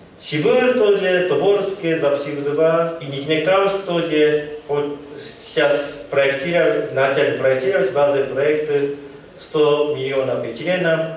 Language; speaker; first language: Russian; non-native, learner; Japanese